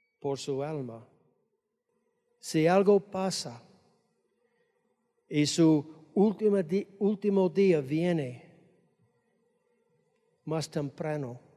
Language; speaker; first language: Spanish; non-native, fluent; English